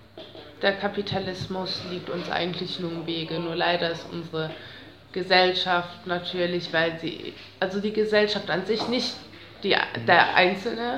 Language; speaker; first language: German; native; German